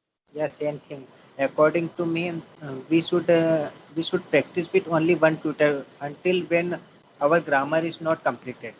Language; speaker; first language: English; non-native, learner; Hindi